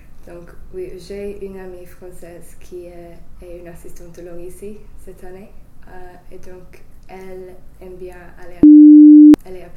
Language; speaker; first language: French; non-native, fluent; English